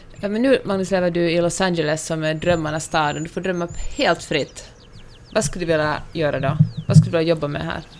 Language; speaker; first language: Swedish; native; Swedish